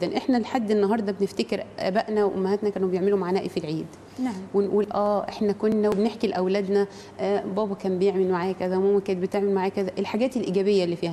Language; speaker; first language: Arabic; native; Arabic